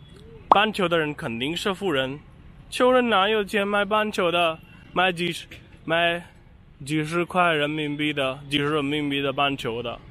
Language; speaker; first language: Chinese; non-native, fluent; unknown